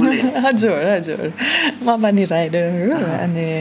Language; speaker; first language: Nepali; non-native, learner; German